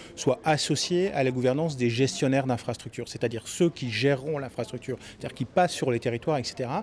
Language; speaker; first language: French; native; French